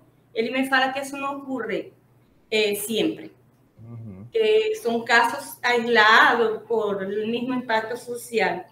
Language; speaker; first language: Portuguese; non-native, fluent; Spanish